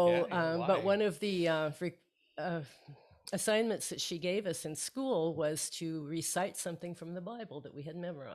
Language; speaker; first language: English; native; English